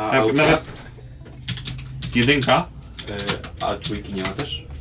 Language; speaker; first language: Polish; native; Polish